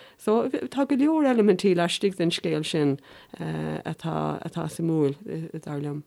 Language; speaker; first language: Irish; native; Irish